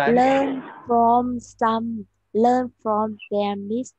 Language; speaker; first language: English; non-native, learner; Vietnamese